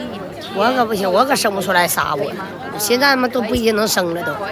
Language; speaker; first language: Chinese; native; Chinese